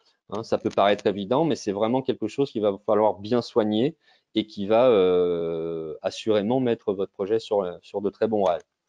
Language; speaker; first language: French; native; French